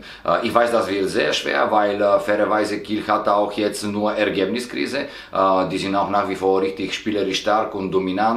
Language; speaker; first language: German; non-native, fluent; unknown